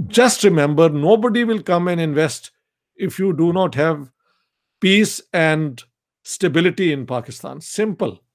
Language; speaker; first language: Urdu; non-native, local second language; Punjabi